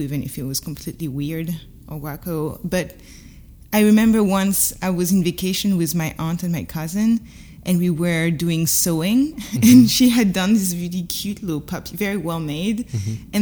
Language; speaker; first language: English; non-native, fluent; French